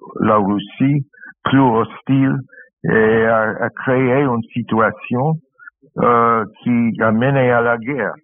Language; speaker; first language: French; non-native, learner; English